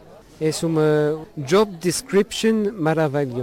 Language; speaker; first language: Portuguese; non-native, learner; Luxembourgish